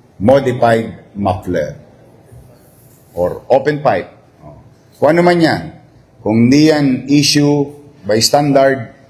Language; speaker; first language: Filipino; native; Filipino